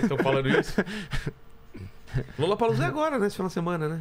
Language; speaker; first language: Portuguese; native; Portuguese